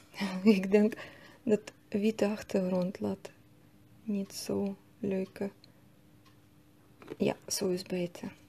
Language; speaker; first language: Dutch; non-native, learner; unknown